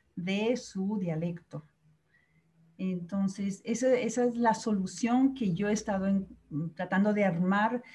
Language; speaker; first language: Spanish; native; Spanish